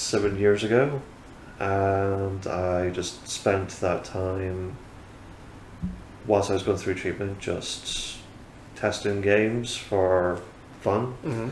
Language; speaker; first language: English; native; English